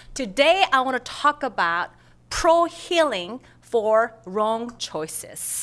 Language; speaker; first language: English; non-native, fluent; Korean